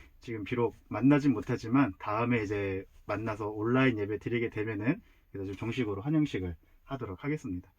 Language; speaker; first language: Korean; native; Korean